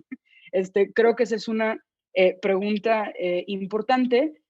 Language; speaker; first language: Spanish; native; Spanish